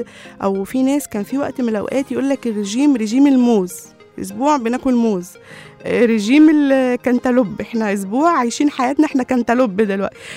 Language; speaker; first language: Arabic; native; Arabic